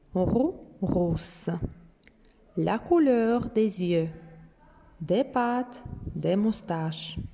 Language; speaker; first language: French; non-native, fluent; Russian